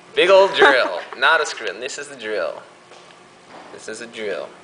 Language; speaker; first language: English; native; English